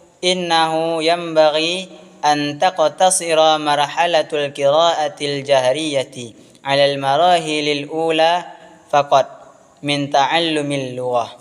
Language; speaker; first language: Arabic; non-native, learner; Indonesian